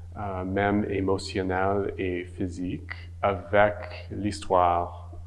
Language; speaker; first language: French; non-native, local second language; English